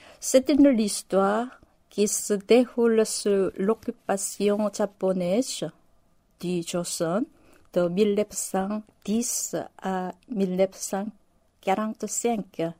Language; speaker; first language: French; non-native, fluent; Korean